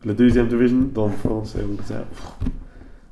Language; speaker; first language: French; non-native, learner; English